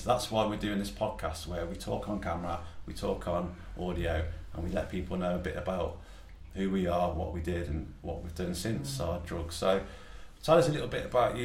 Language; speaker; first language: English; native; English